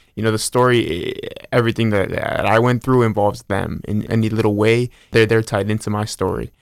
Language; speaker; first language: English; early bilingual, other home language; Spanish